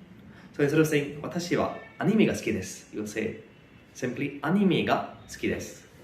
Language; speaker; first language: Japanese; non-native, fluent; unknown